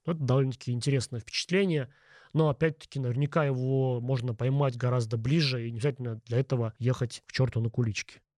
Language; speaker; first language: Russian; native; Russian